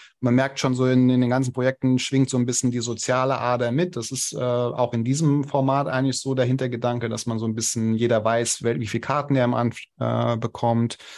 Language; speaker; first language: German; non-native, local second language; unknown